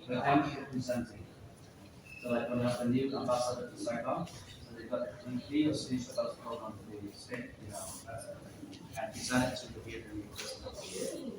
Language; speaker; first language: English; non-native, fluent; Vietnamese